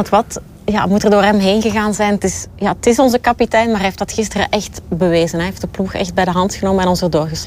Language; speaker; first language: Dutch; native; Dutch